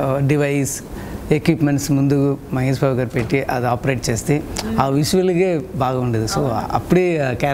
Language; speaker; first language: Telugu; non-native, learner; Tamil